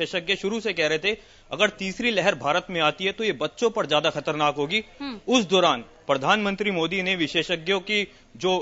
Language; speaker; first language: Hindi; native; Hindi